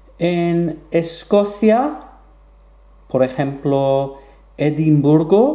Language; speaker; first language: Spanish; non-native, fluent; English